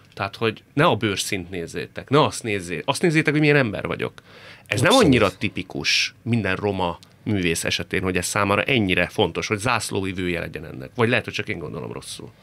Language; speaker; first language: Hungarian; native; Hungarian